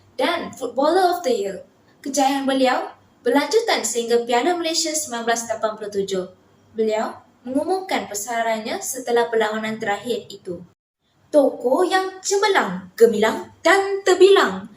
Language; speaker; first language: Malay; non-native, local second language; Tamil